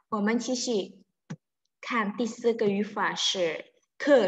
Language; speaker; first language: Chinese; non-native, fluent; Indonesian